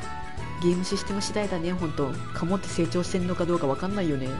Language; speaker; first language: Japanese; native; Japanese